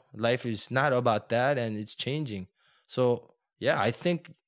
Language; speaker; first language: English; non-native, fluent; Korean